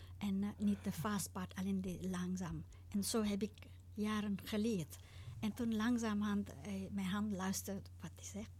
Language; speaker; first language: Dutch; non-native, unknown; Tibetan